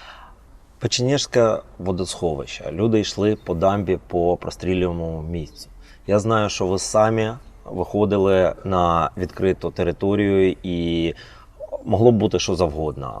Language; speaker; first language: Ukrainian; native; Ukrainian